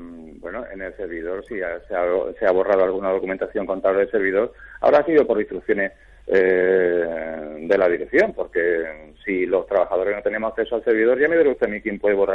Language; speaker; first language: Spanish; native; Spanish